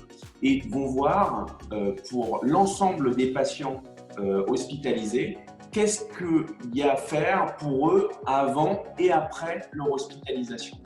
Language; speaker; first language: French; native; French